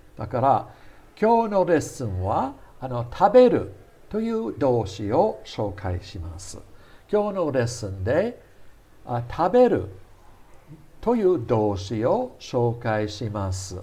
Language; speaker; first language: Japanese; non-native, fluent; English